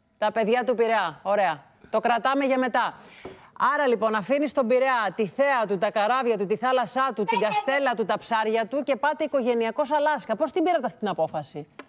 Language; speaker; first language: Greek; native; Greek